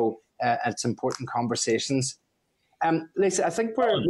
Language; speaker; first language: English; native; English